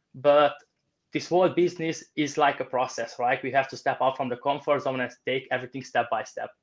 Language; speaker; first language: English; non-native, fluent; Romanian